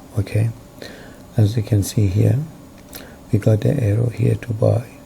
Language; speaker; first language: English; non-native, fluent; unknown